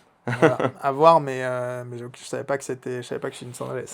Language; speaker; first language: French; native; French